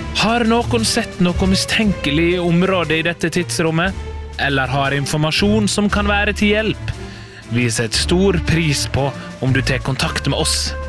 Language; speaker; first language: Norwegian; native; Norwegian